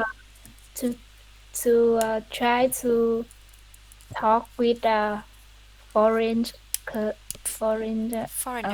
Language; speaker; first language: English; non-native, learner; Vietnamese